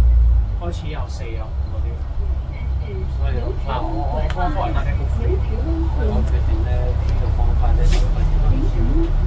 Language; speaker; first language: Cantonese; native; Cantonese